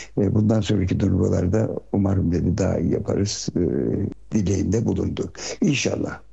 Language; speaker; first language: Turkish; early bilingual, heritage; Turkish